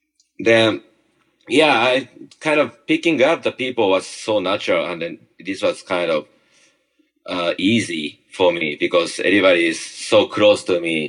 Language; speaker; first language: English; non-native, learner; Japanese